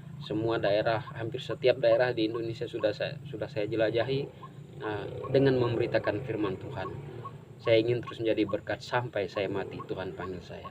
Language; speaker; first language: Indonesian; non-native, local second language; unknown